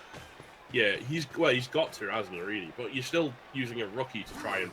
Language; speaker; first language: English; native; English